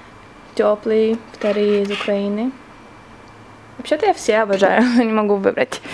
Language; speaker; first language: Russian; early bilingual, heritage; Russian